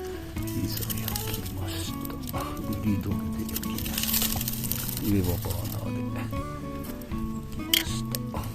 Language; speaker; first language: Japanese; native; Japanese